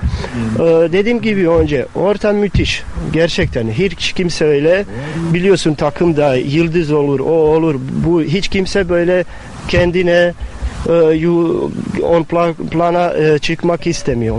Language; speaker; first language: Turkish; non-native, fluent; Bosnian